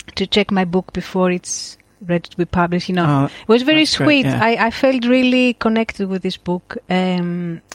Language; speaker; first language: English; non-native, fluent; Greek